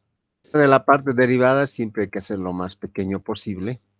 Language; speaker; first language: Spanish; native; Spanish